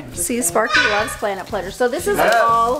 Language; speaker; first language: English; native; English